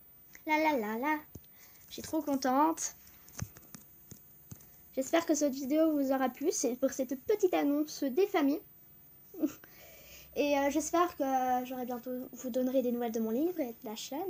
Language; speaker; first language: French; native; French